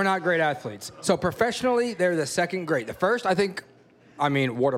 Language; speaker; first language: English; native; English